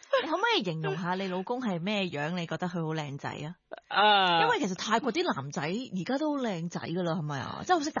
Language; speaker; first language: Cantonese; native; Cantonese